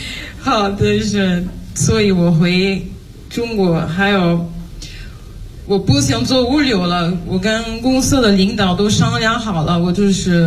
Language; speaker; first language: Chinese; non-native, fluent; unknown